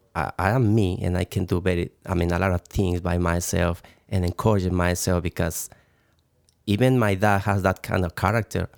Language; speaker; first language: English; non-native, learner; Spanish